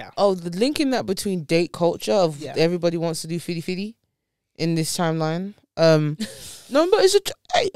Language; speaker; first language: English; native; English